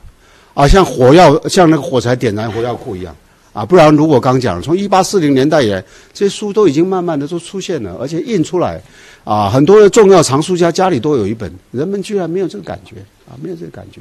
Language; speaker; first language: Chinese; native; Chinese